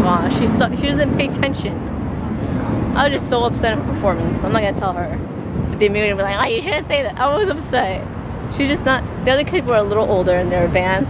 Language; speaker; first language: English; early bilingual, other home language; Spanish